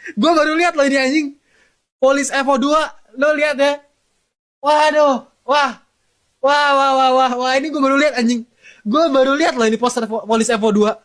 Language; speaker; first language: Indonesian; native; Indonesian